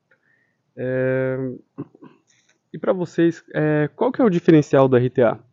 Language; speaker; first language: Portuguese; native; Portuguese